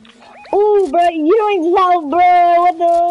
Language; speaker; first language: English; native; English